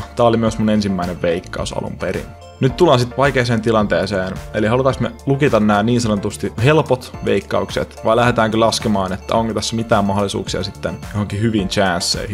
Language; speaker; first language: Finnish; native; Finnish